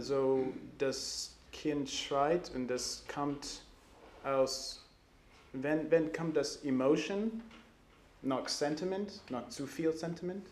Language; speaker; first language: German; non-native, learner; English